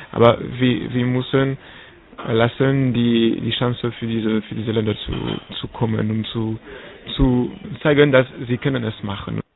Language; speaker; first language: German; non-native, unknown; French